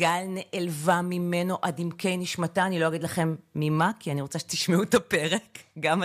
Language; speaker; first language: Hebrew; native; Hebrew